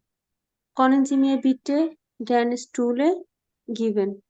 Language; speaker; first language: German; non-native, learner; Bangla